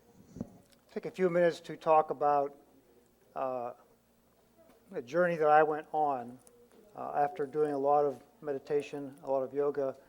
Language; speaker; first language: English; native; English